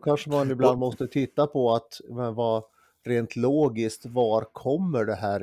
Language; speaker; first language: Swedish; native; Swedish